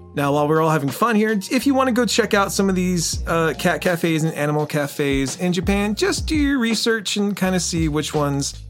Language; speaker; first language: English; native; English